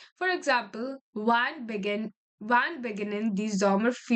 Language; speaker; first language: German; non-native, learner; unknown